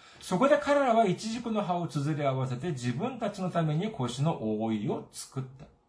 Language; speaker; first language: Japanese; non-native, fluent; Korean